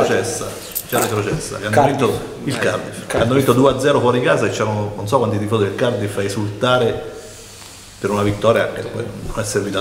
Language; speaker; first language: Italian; native; Italian